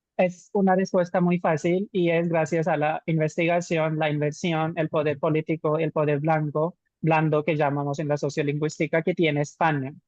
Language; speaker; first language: Spanish; non-native, fluent; Hindi